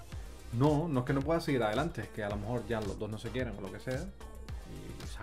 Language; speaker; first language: Spanish; native; Spanish